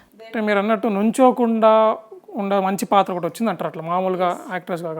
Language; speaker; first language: Telugu; native; Telugu